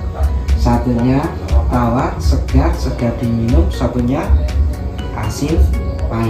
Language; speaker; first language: Indonesian; native; Indonesian